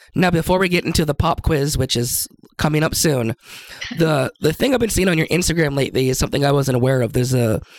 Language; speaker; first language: English; native; English